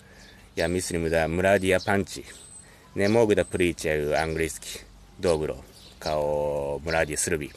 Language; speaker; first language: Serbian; non-native, learner; Japanese